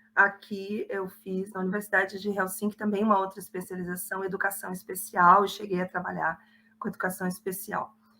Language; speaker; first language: Portuguese; native; Portuguese